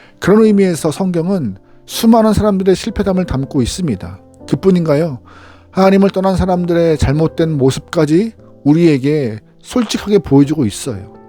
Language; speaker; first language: Korean; native; Korean